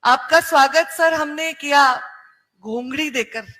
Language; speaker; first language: Hindi; non-native, local second language; Marathi